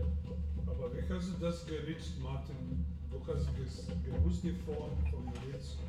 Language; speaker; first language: German; non-native, fluent; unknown